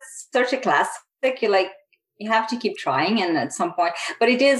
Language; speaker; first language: English; native; English